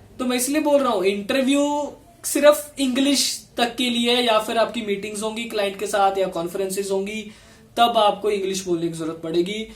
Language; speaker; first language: Hindi; non-native, local second language; Punjabi